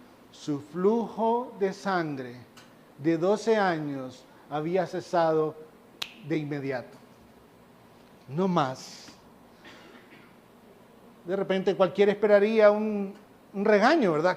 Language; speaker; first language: Spanish; native; Spanish